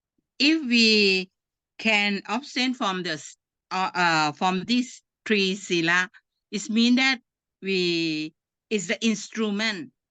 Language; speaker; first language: English; non-native, learner; Thai